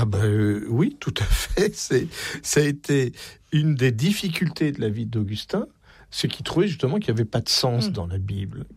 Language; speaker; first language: French; native; French